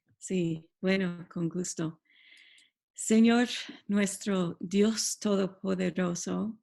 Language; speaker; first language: Spanish; non-native, fluent; English